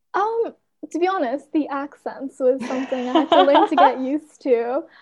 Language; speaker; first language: English; non-native, fluent; Chinese